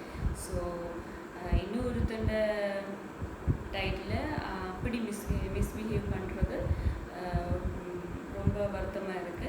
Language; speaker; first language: Tamil; non-native, learner; Malayalam